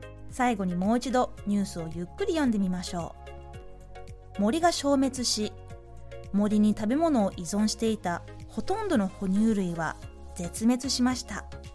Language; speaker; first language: Japanese; native; Japanese